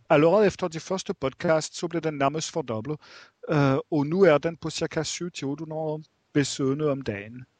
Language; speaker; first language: Danish; non-native, fluent; French